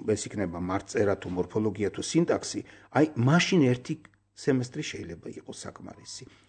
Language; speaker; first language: Georgian; native; Georgian